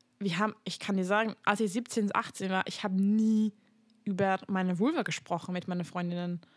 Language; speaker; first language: German; non-native, fluent; Hungarian